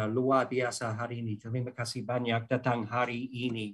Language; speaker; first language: Indonesian; non-native, fluent; English